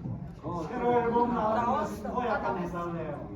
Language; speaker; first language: Korean; non-native, learner; English